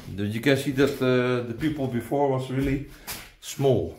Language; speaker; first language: English; non-native, learner; Dutch